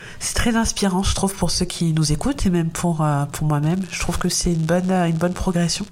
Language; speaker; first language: French; native; French